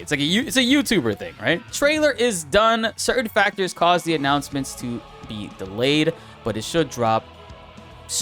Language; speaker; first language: English; native; English